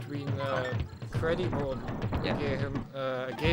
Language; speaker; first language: Welsh; non-native, local second language; English